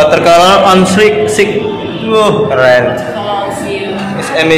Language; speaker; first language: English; non-native, learner; Javanese